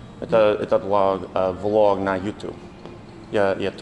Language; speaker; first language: Russian; non-native, learner; English